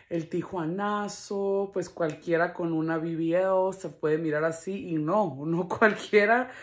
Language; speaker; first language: Spanish; early bilingual, heritage; Spanish